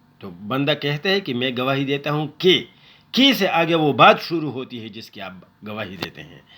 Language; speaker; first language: Urdu; non-native, local second language; Pashto